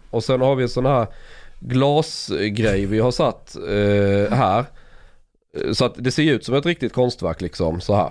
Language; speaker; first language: Swedish; early bilingual, other home language; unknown